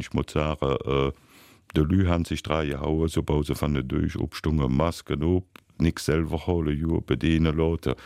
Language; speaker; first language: German; native; German